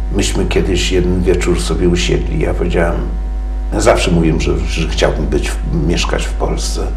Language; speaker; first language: Polish; early bilingual, heritage; Polish